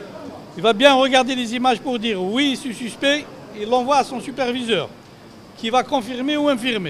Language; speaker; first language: French; non-native, local second language; Arabic